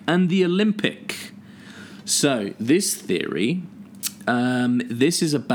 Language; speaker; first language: English; native; English